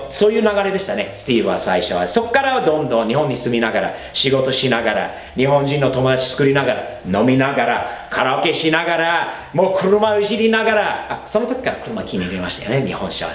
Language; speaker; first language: Japanese; non-native, fluent; English